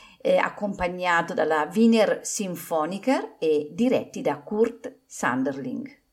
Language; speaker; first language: Italian; native; Italian